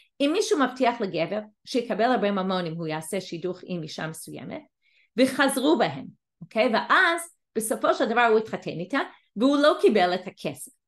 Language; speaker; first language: Hebrew; non-native, fluent; English